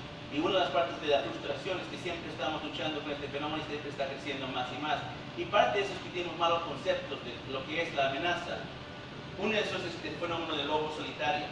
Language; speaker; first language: Spanish; early bilingual, heritage; Spanish